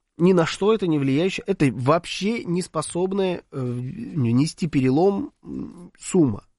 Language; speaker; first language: Russian; native; Russian